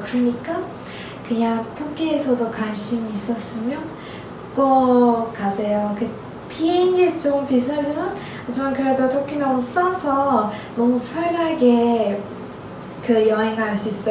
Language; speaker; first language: Korean; non-native, learner; Turkish